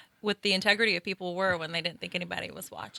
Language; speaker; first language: English; native; English